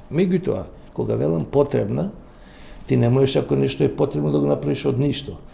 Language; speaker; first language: Macedonian; non-native, local second language; Albanian